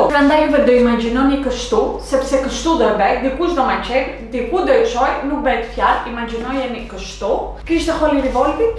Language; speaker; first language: Albanian; early bilingual, heritage; Albanian